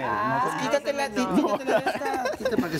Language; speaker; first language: Spanish; native; Spanish